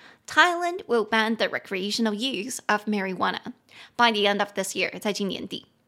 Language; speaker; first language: English; non-native, fluent; Chinese